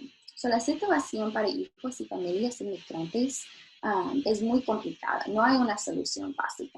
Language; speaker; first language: Spanish; non-native, learner; English